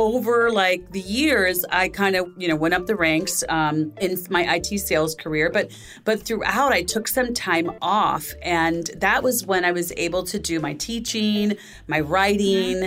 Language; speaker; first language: English; native; English